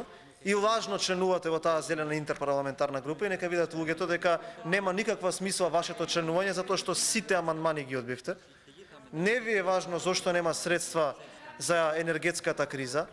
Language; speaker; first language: Macedonian; native; Macedonian